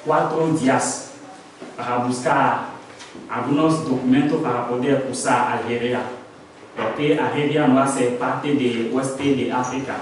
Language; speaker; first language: Spanish; non-native, learner; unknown